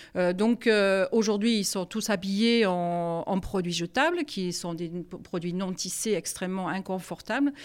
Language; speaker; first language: French; non-native, fluent; German